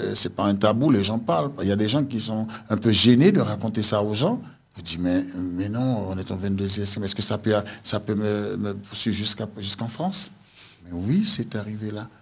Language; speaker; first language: French; native; French